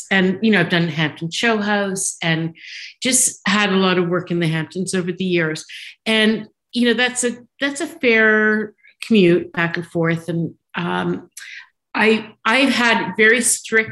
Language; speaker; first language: English; native; English